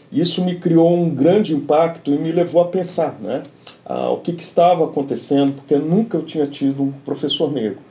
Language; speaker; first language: Portuguese; native; Portuguese